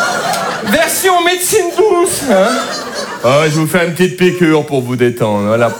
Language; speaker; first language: French; native; French